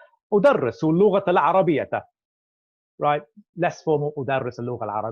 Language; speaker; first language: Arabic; non-native, fluent; English